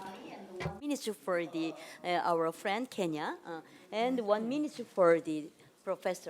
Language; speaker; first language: English; non-native, learner; Korean